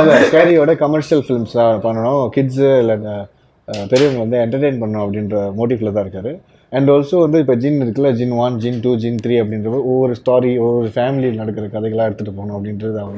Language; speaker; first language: Tamil; native; Tamil